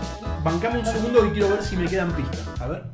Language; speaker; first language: Spanish; native; Spanish